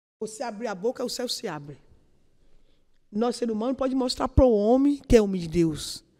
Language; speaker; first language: Portuguese; non-native, learner; Yoruba